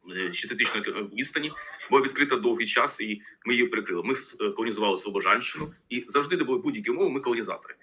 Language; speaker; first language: Ukrainian; native; Ukrainian